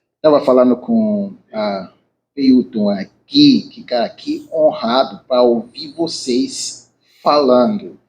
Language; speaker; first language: Portuguese; non-native, learner; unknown